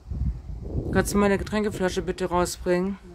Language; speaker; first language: German; native; German